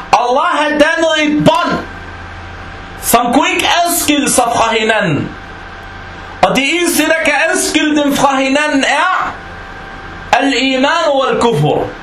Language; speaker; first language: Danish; non-native, fluent; Arabic